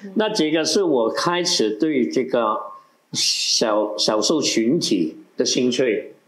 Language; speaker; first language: Chinese; non-native, local second language; Cantonese